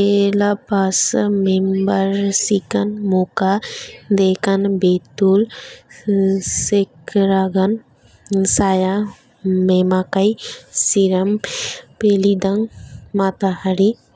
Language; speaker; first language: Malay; non-native, learner; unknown